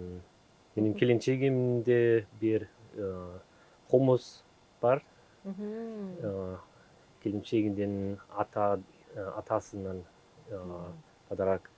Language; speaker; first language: Kyrgyz; non-native, learner; German